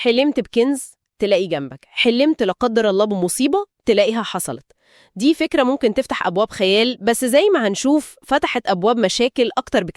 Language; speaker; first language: Arabic; native; Arabic